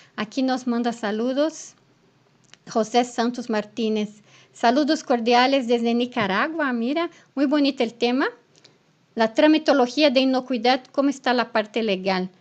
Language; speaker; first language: Spanish; non-native, fluent; Portuguese